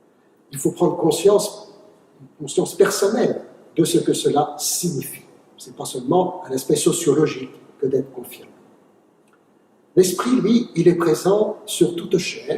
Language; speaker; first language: French; native; French